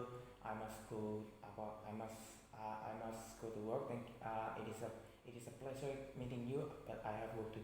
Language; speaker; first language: English; non-native, fluent; Indonesian